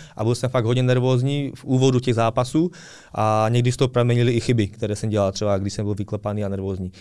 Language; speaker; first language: Czech; early bilingual, other home language; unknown